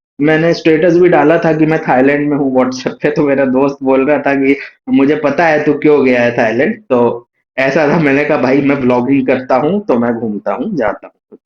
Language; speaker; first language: Hindi; native; Hindi